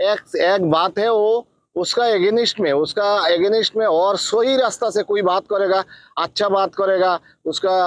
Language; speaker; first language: Hindi; non-native, learner; Bangla